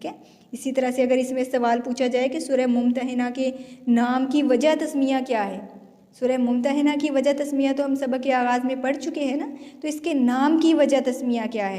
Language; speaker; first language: Urdu; native; Urdu